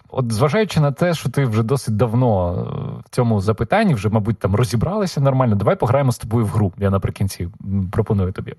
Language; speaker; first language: Ukrainian; native; Ukrainian